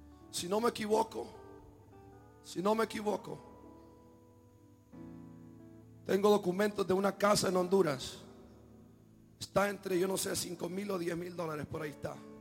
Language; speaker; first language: Spanish; native; Spanish